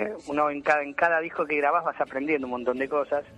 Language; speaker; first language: Spanish; native; Spanish